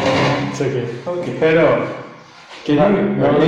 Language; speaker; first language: English; non-native, learner; French